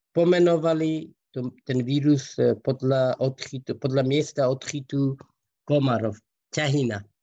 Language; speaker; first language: Slovak; non-native, fluent; Persian